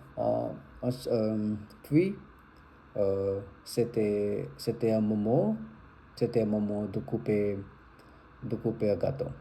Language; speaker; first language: French; non-native, learner; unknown